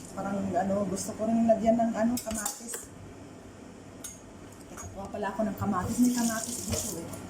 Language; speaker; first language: Filipino; non-native, local second language; Iloko